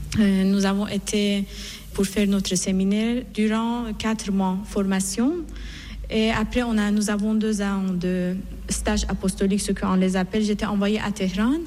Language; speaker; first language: French; non-native, fluent; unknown